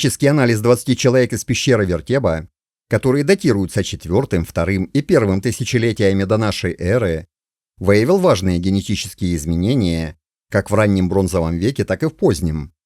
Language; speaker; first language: Russian; native; Russian